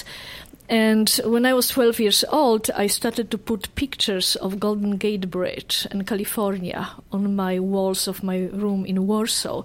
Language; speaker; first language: English; non-native, fluent; Polish